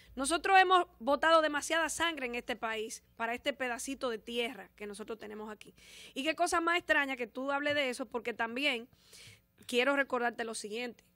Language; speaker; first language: Spanish; native; Spanish